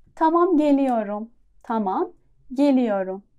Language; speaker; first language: Turkish; non-native, fluent; Persian